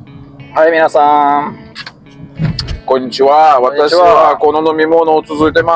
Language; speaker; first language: Japanese; non-native, learner; Russian